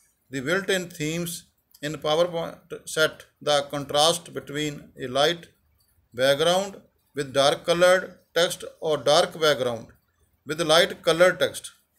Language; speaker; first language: English; non-native, local second language; Punjabi